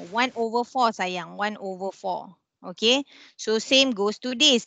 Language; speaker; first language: English; non-native, local second language; Malay